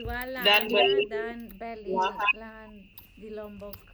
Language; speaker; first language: Indonesian; non-native, learner; English